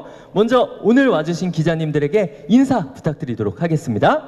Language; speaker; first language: Korean; native; Korean